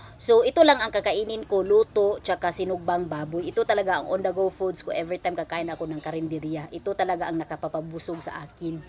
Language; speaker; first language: Filipino; non-native, local second language; Cebuano